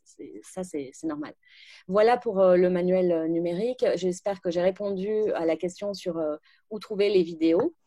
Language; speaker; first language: French; native; French